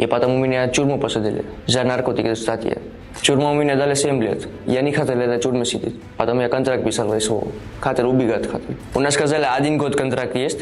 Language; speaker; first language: Russian; non-native, learner; Gujarati